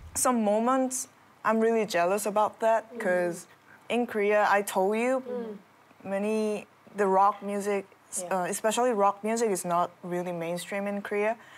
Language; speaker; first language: English; non-native, learner; Korean